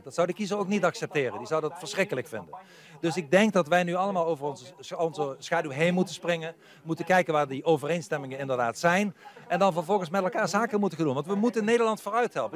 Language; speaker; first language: Dutch; native; Dutch